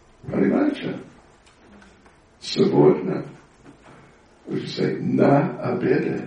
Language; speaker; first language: Russian; non-native, learner; English